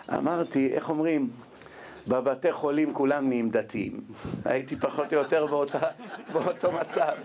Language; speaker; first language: Hebrew; native; Hebrew